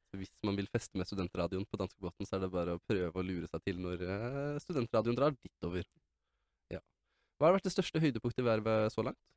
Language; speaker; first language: Norwegian; native; Norwegian